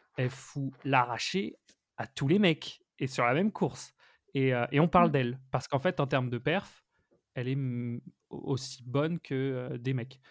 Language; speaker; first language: French; native; French